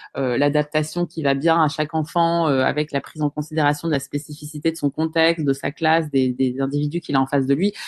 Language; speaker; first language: French; native; French